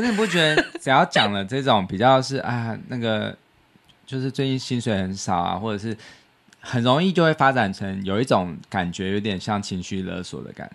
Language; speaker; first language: Chinese; native; Chinese